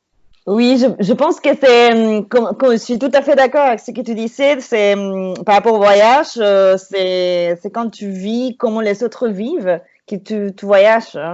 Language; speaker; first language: French; non-native, fluent; Spanish